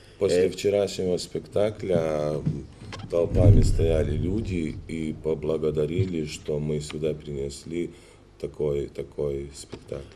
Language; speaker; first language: Russian; non-native, fluent; Hungarian